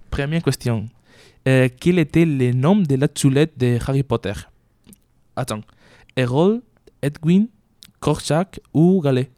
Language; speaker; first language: French; non-native, learner; Spanish